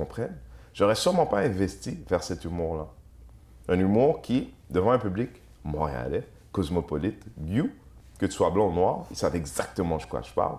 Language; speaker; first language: French; early bilingual, other home language; Haitian Creole